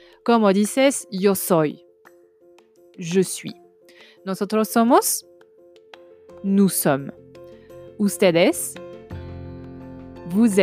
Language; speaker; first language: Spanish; non-native, fluent; French